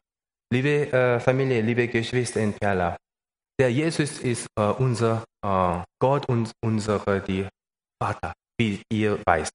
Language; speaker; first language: German; non-native, learner; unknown